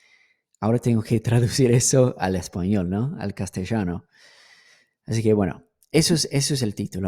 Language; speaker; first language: Spanish; non-native, fluent; English